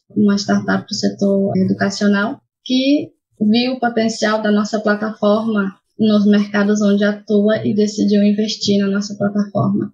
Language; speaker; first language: Portuguese; native; Portuguese